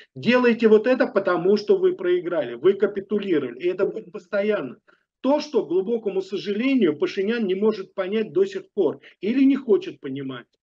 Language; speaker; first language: Russian; native; Russian